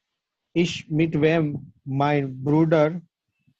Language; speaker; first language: German; non-native, learner; Gujarati